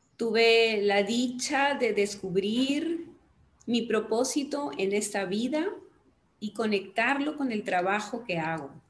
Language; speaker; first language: Spanish; native; Spanish